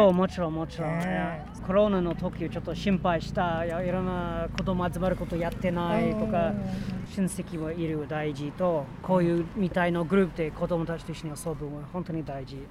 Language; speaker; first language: Japanese; non-native, learner; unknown